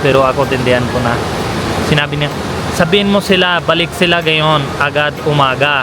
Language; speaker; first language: Filipino; non-native, learner; Punjabi